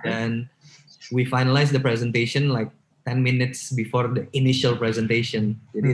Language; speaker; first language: English; non-native, local second language; Indonesian